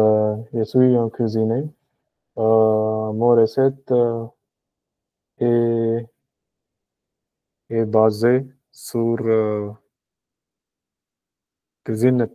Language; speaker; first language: French; non-native, learner; Punjabi